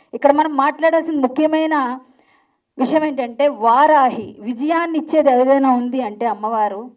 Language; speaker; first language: Telugu; native; Telugu